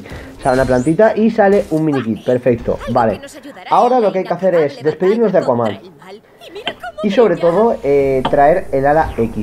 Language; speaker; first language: Spanish; native; Spanish